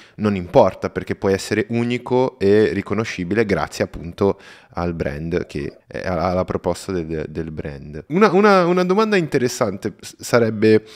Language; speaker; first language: Italian; non-native, fluent; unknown